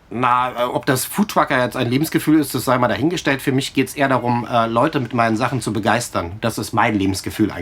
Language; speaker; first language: German; native; German